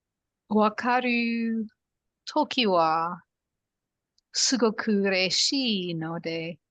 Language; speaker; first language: Japanese; non-native, learner; English